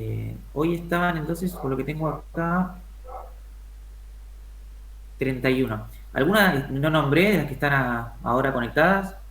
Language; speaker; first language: Spanish; native; Spanish